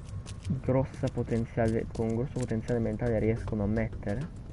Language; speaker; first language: Italian; native; Italian